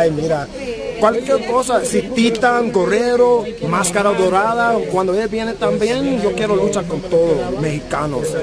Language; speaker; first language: Spanish; early bilingual, heritage; English